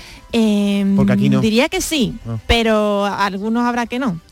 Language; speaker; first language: Spanish; native; Spanish